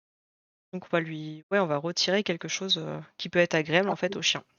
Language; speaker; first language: French; native; French